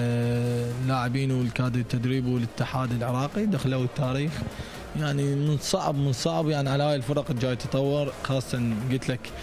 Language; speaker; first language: Arabic; native; Arabic